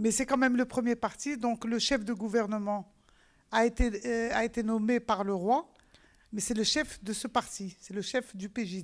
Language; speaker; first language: French; non-native, local second language; Arabic